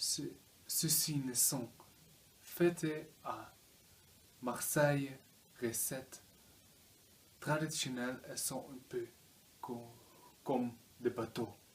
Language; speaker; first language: French; non-native, learner; Dutch